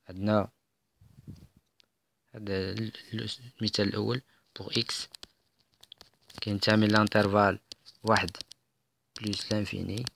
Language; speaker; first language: Arabic; native; Arabic